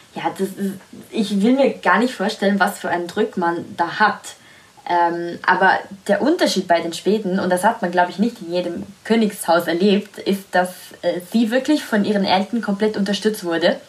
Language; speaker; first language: German; non-native, fluent; Italian